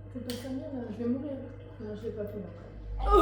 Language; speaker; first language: French; native; French